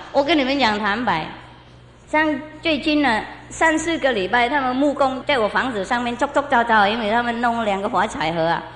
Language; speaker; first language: Chinese; non-native, fluent; Vietnamese